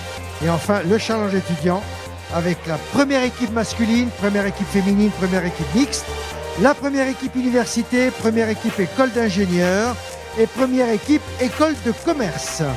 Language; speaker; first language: French; native; French